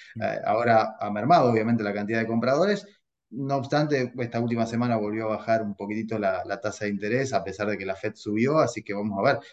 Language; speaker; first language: Spanish; native; Spanish